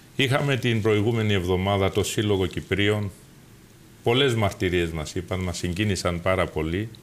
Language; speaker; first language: Greek; native; Greek